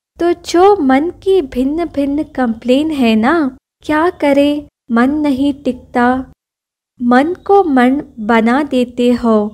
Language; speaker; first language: Hindi; non-native, local second language; Kannada